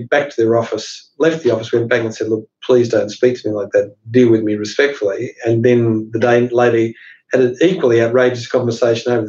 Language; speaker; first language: English; native; English